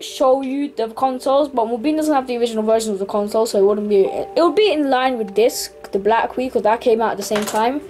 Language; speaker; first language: English; native; English